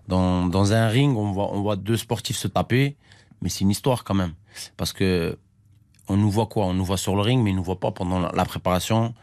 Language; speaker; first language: French; early bilingual, other home language; Armenian